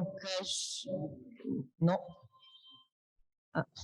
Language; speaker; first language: French; non-native, fluent; Russian